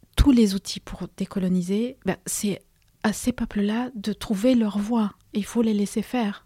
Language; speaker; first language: French; non-native, fluent; Spanish